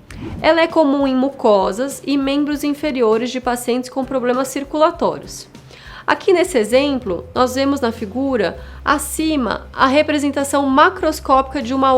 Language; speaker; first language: Portuguese; native; Portuguese